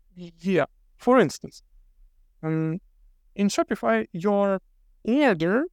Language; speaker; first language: English; non-native, fluent; Lithuanian